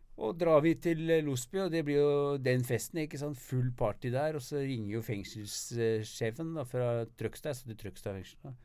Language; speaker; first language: Norwegian; native; Norwegian